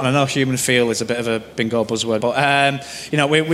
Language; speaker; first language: English; native; English